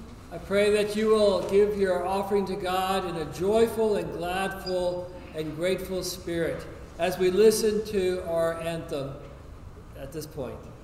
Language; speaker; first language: English; native; English